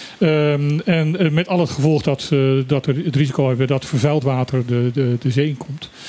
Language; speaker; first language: Dutch; non-native, local second language; Papiamento